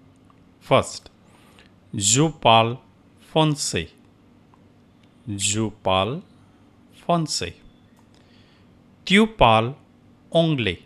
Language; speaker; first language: French; non-native, fluent; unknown